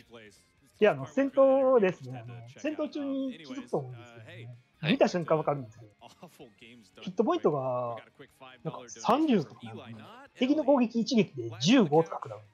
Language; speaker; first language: Japanese; native; Japanese